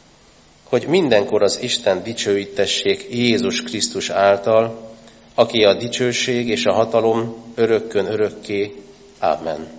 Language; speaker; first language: Hungarian; native; Hungarian